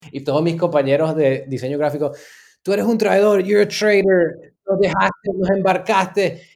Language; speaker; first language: Spanish; early bilingual, heritage; Spanish